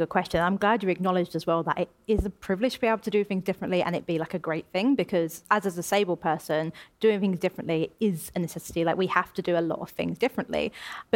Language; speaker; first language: English; native; English